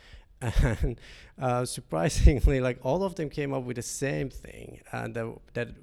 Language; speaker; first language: English; non-native, fluent; Persian